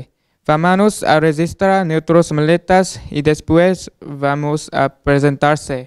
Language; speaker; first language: Spanish; non-native, learner; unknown